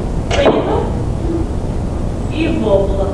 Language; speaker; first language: Russian; non-native, learner; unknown